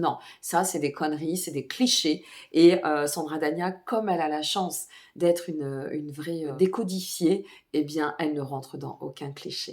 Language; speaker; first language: French; native; French